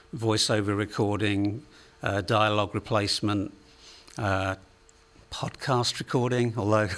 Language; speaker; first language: English; native; English